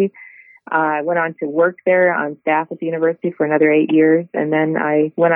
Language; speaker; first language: English; native; English